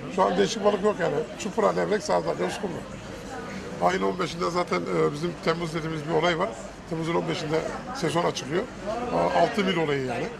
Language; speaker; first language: Turkish; native; Turkish